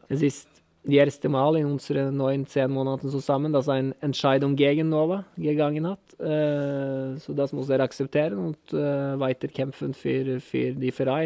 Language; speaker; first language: German; non-native, learner; Norwegian